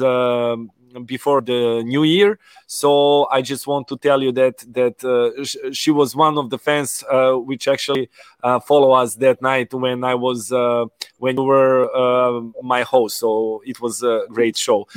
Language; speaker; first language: English; non-native, learner; Serbian